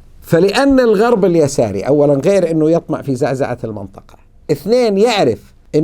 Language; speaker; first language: Arabic; native; Arabic